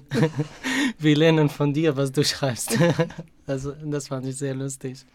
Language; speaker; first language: German; non-native, fluent; Arabic